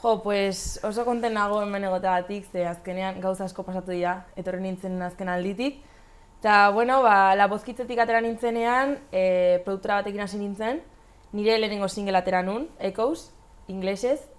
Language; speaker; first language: Basque; non-native, local second language; Spanish